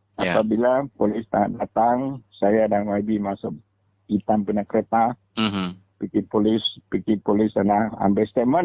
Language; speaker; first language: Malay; non-native, local second language; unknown